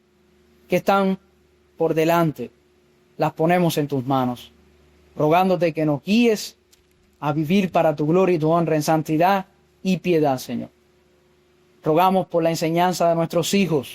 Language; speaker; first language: Spanish; native; Spanish